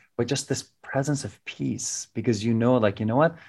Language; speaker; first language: English; non-native, local second language; Filipino